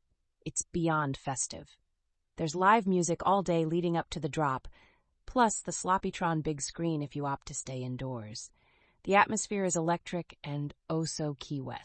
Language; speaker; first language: English; native; English